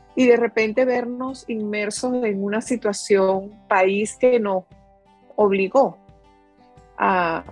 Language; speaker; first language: Spanish; native; Spanish